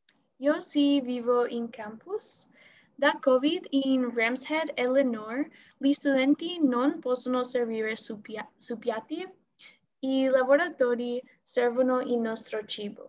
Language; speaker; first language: Italian; non-native, learner; English